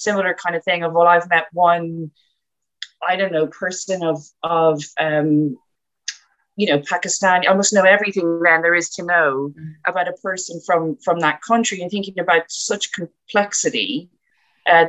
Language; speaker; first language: English; native; English